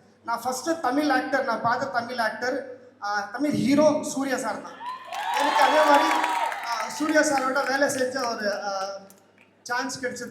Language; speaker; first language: Tamil; non-native, local second language; Kannada